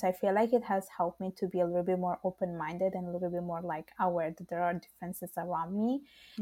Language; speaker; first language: English; non-native, fluent; Italian